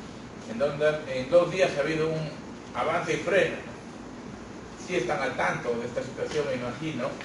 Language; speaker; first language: Spanish; native; Spanish